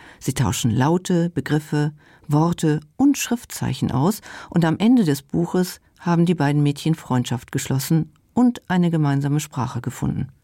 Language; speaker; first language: German; non-native, local second language; Luxembourgish